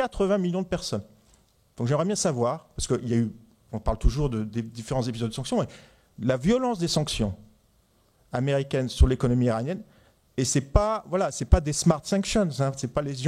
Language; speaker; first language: French; native; French